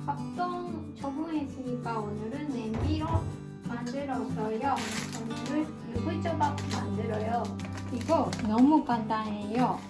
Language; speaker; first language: Korean; non-native, learner; Japanese